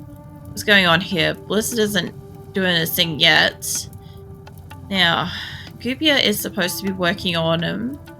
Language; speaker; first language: English; native; English